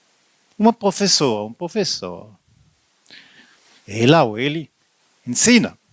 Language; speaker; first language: Portuguese; non-native, learner; French